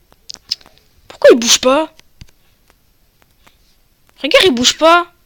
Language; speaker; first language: French; native; French